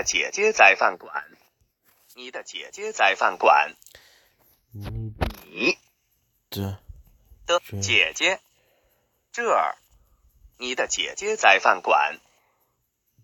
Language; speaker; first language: Chinese; non-native, learner; English